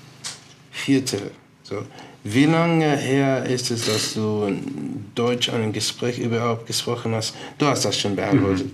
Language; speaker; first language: German; non-native, learner; English